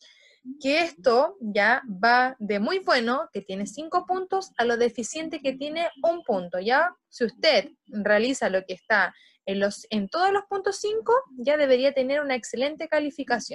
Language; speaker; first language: Spanish; native; Spanish